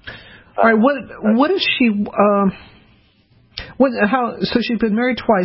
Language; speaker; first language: English; native; English